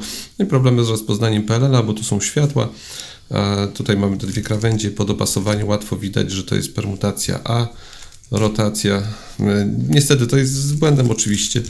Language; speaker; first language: Polish; native; Polish